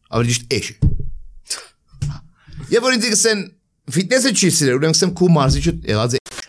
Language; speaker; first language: Armenian; early bilingual, heritage; Armenian